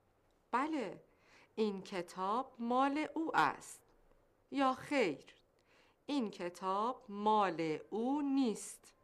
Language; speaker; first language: Persian; non-native, learner; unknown